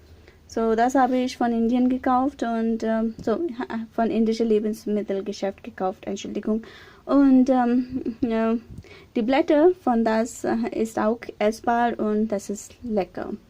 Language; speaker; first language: German; non-native, learner; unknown